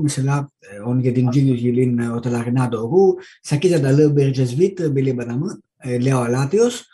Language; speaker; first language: Turkish; non-native, fluent; Greek